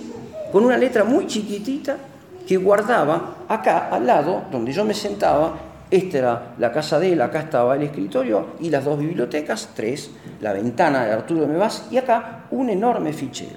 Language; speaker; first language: Spanish; native; Spanish